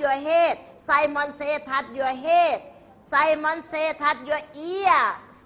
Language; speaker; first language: English; non-native, fluent; Thai